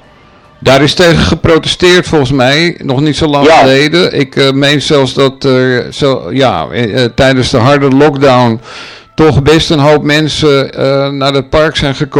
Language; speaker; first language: Dutch; native; Dutch